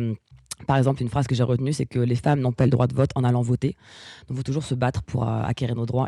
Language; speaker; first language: French; native; French